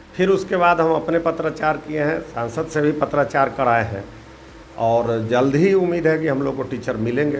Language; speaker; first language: Hindi; native; Hindi